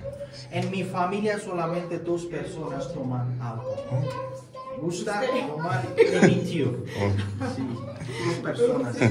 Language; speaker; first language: Spanish; non-native, fluent; Turkish